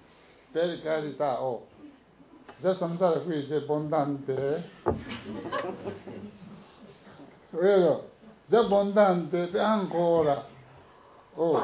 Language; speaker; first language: Italian; non-native, learner; Tibetan